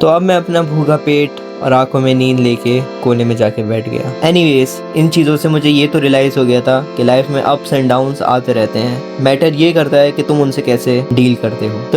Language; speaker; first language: Hindi; native; Hindi